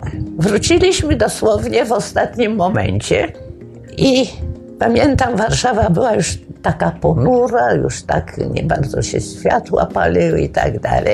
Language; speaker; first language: Polish; native; Polish